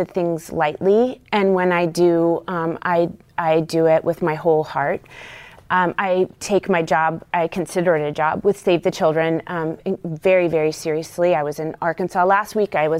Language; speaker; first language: English; native; English